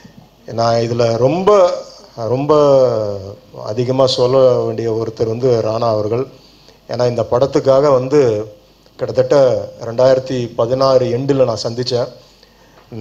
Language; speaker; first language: Tamil; native; Tamil